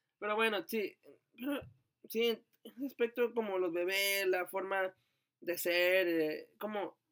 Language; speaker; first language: Spanish; native; Spanish